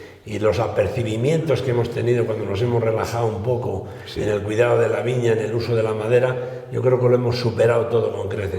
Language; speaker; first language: Spanish; native; Spanish